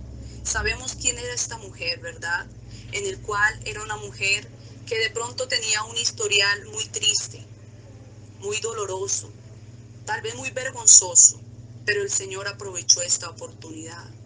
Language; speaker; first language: Spanish; native; Spanish